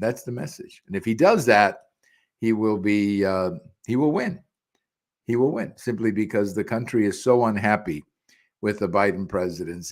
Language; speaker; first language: English; early bilingual, other home language; Spanish